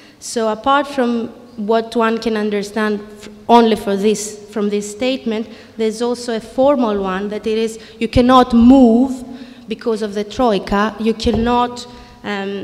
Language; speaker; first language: English; non-native, fluent; Greek